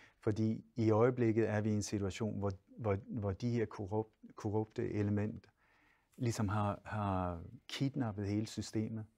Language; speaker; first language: Danish; native; Danish